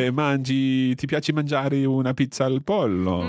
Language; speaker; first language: Italian; non-native, fluent; English